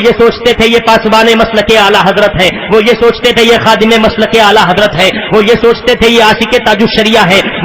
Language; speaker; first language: Urdu; native; Urdu